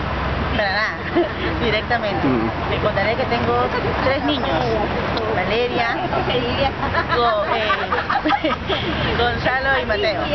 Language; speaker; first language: Spanish; native; Spanish